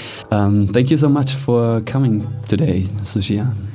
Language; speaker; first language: English; non-native, fluent; German